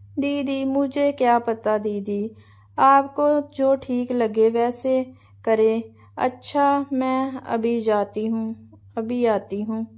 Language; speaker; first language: Hindi; non-native, local second language; Punjabi